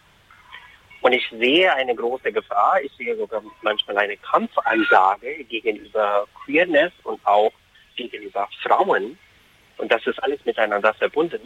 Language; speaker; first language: German; non-native, fluent; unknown